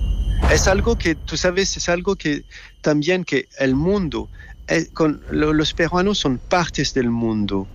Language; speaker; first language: Spanish; non-native, fluent; French